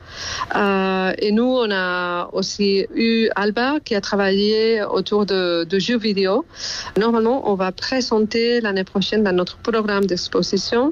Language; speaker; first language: French; non-native, fluent; Spanish